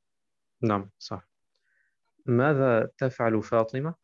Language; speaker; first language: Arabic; non-native, fluent; German